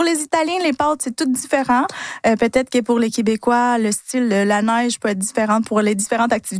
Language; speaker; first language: French; early bilingual, other home language; Spanish